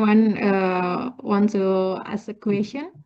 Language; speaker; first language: English; non-native, learner; Indonesian